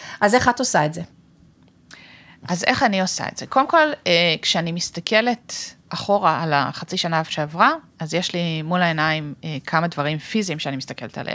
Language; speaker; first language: Hebrew; native; Hebrew